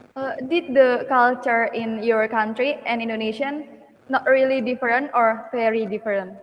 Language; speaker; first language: English; non-native, learner; Indonesian